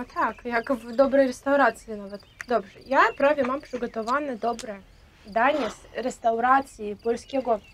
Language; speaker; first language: Polish; non-native, fluent; Russian